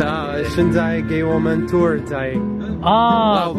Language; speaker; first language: Chinese; non-native, learner; Arabic